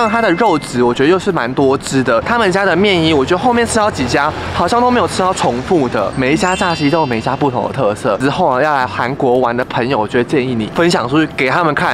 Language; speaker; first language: Chinese; native; Chinese